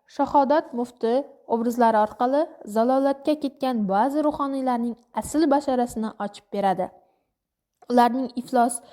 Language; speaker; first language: Uzbek; non-native, local second language; Kara-Kalpak